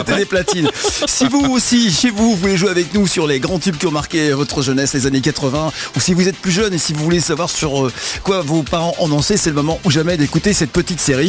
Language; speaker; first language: French; native; French